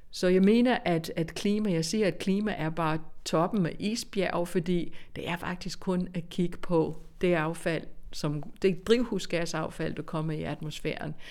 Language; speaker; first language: Danish; non-native, fluent; English